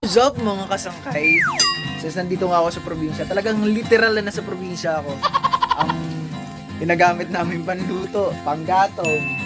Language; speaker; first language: Filipino; non-native, local second language; Waray